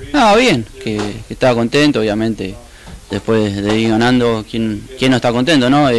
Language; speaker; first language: Spanish; native; Spanish